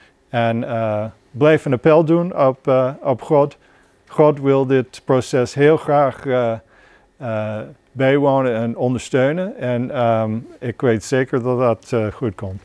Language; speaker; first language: Dutch; non-native, fluent; English